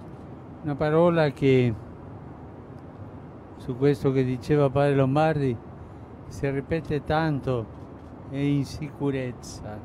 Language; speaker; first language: Italian; non-native, fluent; Spanish